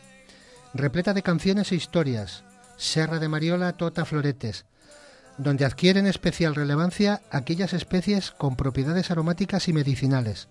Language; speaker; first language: Spanish; native; Spanish